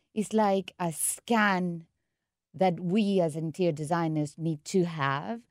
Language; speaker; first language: English; non-native, fluent; Spanish